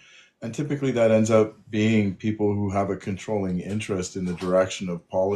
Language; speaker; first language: English; native; English